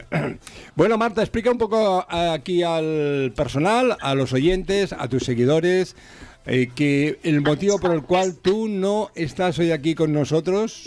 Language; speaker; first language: Spanish; native; Spanish